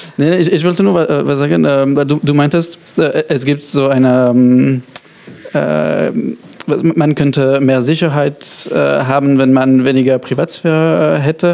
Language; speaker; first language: German; non-native, fluent; French